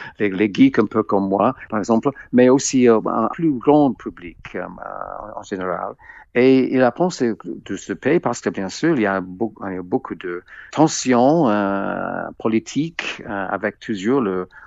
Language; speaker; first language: French; non-native, fluent; English